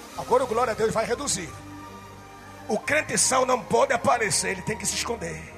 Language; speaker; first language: Portuguese; native; Portuguese